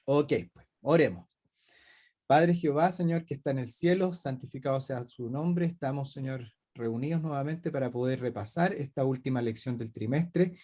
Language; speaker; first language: Spanish; native; Spanish